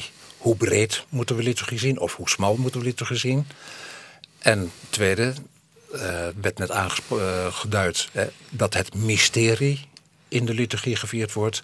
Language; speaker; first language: Dutch; native; Dutch